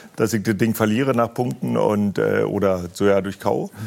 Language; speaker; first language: German; native; German